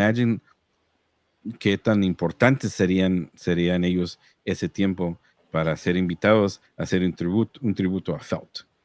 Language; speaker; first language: Spanish; early bilingual, heritage; Spanish